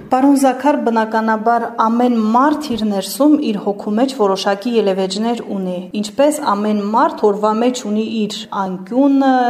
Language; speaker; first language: Armenian; native; Armenian